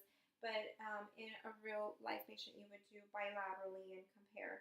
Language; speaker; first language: English; native; English